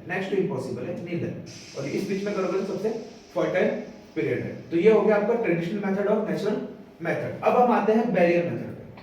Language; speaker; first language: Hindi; non-native, local second language; Marathi